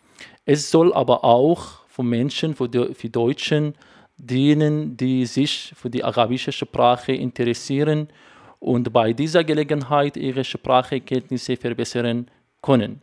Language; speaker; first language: German; non-native, fluent; Arabic